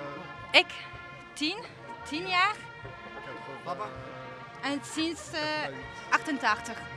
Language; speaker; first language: Dutch; non-native, local second language; French